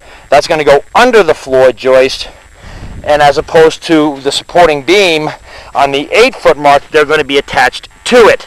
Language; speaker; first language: English; native; English